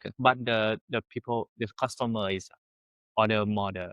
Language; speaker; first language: English; non-native, learner; Thai